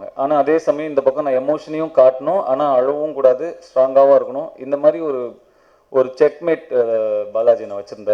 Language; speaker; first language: Tamil; native; Tamil